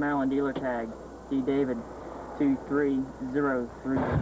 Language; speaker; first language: English; native; English